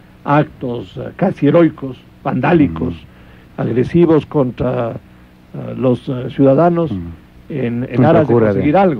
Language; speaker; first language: Spanish; native; Spanish